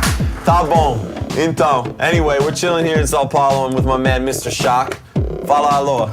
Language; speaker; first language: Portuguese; non-native, learner; English